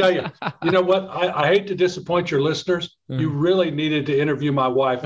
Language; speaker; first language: English; native; English